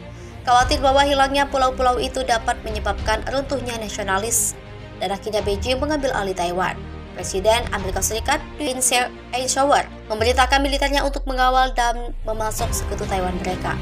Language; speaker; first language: Indonesian; native; Indonesian